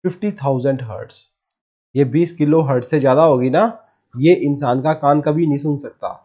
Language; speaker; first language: Hindi; non-native, local second language; Punjabi